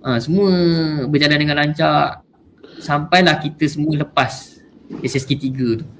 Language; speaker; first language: Malay; native; Malay